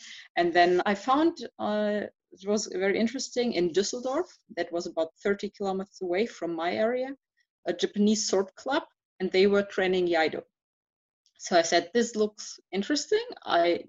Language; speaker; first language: English; non-native, fluent; German